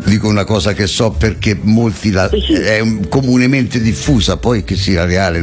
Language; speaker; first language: Italian; native; Italian